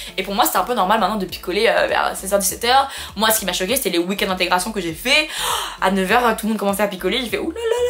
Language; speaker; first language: French; non-native, fluent; Khmer